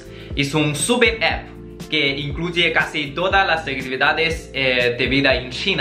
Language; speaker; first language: Spanish; non-native, learner; Chinese